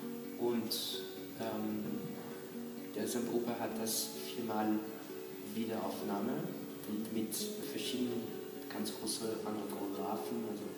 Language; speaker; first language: German; non-native, fluent; French